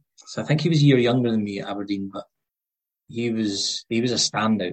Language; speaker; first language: English; native; English